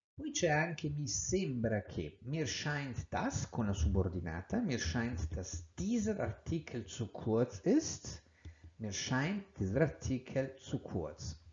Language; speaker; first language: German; non-native, fluent; Italian